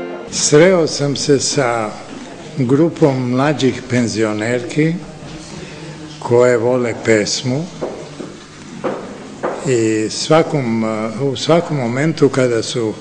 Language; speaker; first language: Serbian; native; Serbian